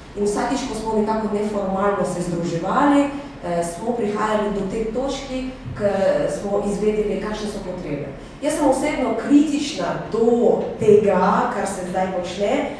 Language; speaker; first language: Slovenian; non-native, fluent; Russian